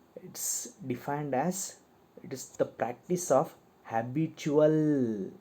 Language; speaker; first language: English; non-native, local second language; Kannada